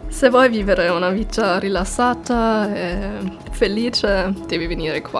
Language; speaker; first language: Italian; non-native, fluent; German